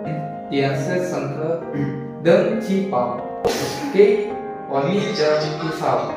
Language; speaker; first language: Chinese; non-native, learner; Indonesian